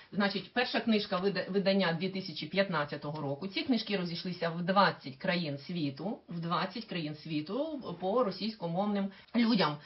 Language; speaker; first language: Ukrainian; non-native, local second language; Russian